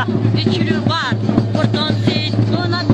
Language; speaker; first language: Italian; non-native, learner; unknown